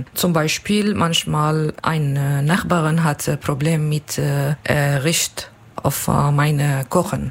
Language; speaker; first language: German; non-native, learner; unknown